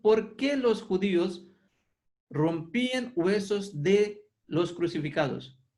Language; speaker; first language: Spanish; non-native, fluent; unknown